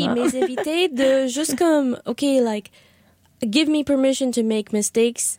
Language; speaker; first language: French; non-native, learner; English